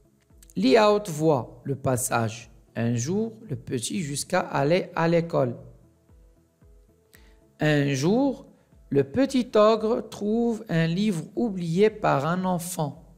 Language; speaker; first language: French; non-native, local second language; Arabic